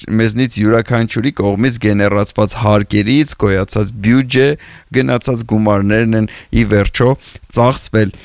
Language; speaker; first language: Armenian; native; Armenian